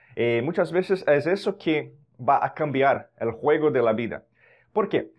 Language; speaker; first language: Spanish; non-native, fluent; Portuguese